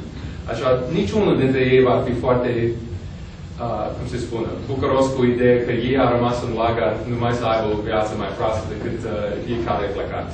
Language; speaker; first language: Romanian; non-native, fluent; English